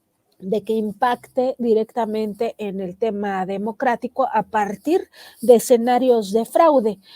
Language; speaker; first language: Spanish; native; Spanish